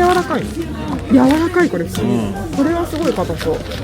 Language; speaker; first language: Japanese; native; Japanese